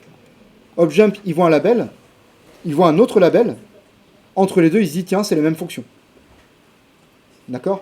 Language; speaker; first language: French; native; French